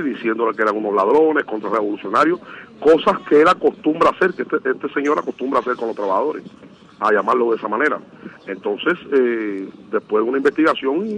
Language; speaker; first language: Spanish; native; Spanish